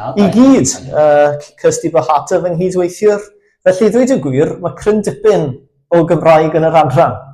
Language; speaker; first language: Welsh; native; Welsh